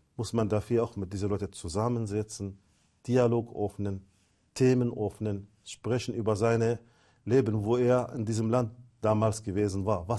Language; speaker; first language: German; non-native, fluent; Arabic